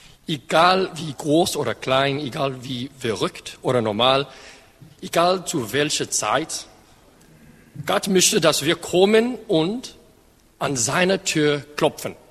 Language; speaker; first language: German; non-native, fluent; English